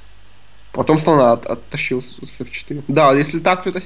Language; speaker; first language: Russian; native; Russian